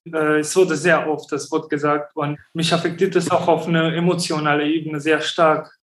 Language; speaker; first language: German; early bilingual, other home language; Romanian